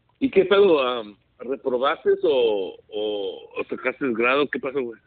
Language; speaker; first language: Spanish; early bilingual, heritage; Spanish